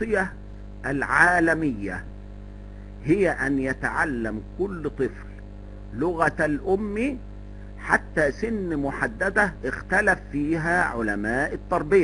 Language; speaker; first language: Arabic; native; Arabic